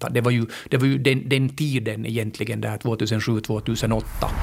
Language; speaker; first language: Swedish; native; Swedish